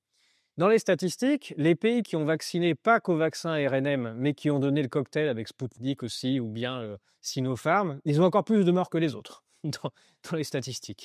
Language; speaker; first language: French; native; French